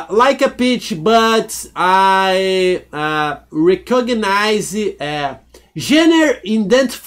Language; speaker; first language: English; non-native, learner; Portuguese